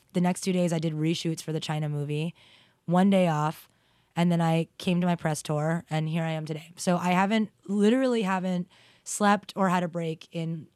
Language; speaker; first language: English; native; English